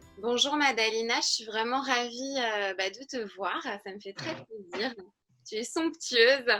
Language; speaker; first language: French; native; French